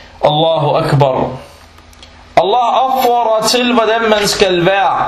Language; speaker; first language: Danish; non-native, local second language; Arabic